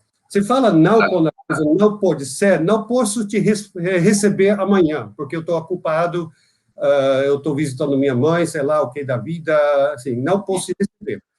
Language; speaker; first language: Portuguese; non-native, fluent; Dutch